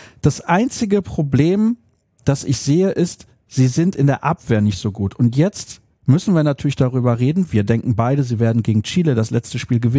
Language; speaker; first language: German; native; German